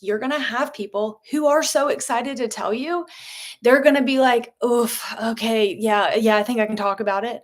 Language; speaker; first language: English; native; English